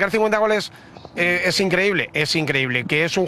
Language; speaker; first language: Spanish; native; Spanish